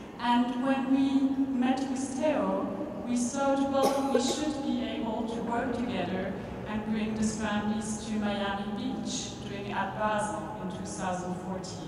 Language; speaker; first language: English; non-native, fluent; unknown